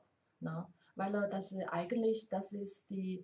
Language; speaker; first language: German; non-native, learner; Chinese